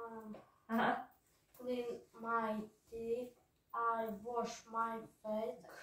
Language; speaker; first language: English; non-native, fluent; Russian